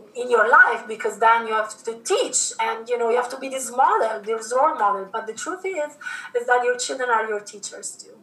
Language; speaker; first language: English; non-native, fluent; Italian